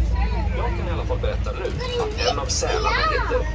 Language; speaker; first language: Swedish; native; Swedish